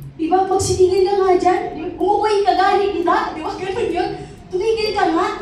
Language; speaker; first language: Filipino; non-native, local second language; Masbatenyo